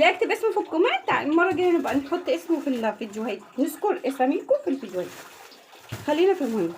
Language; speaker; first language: Arabic; native; Arabic